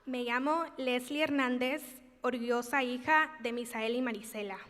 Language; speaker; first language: Spanish; early bilingual, heritage; Spanish